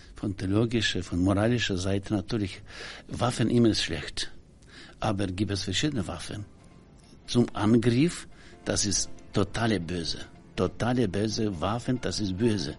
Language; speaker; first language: German; non-native, learner; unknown